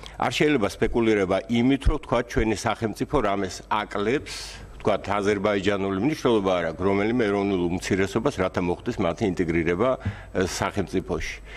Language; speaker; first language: Georgian; early bilingual, heritage; Georgian